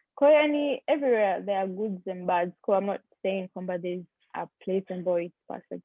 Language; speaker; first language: English; non-native, local second language; Swahili